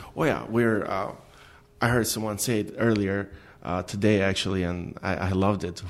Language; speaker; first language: English; non-native, fluent; Albanian